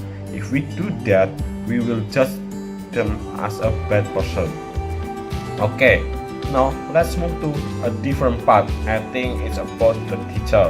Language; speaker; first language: English; non-native, learner; Indonesian